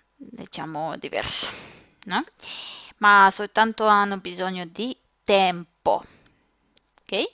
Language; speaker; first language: Italian; non-native, fluent; Serbian